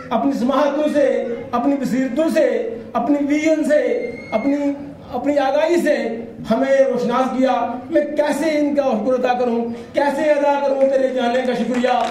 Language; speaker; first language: Urdu; non-native, local second language; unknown